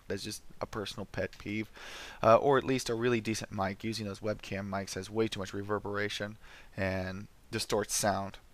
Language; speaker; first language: English; native; English